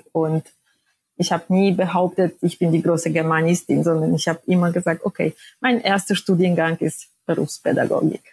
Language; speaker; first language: German; non-native, fluent; Polish